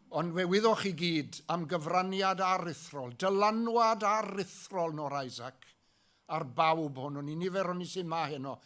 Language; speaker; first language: Welsh; native; Welsh